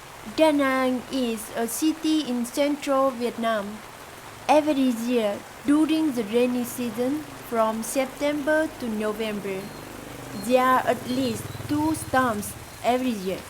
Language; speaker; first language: English; non-native, learner; Vietnamese